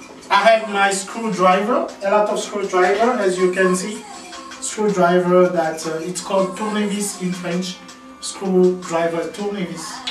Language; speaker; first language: English; non-native, fluent; Lingala